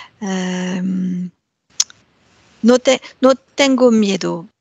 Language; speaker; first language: Spanish; non-native, learner; French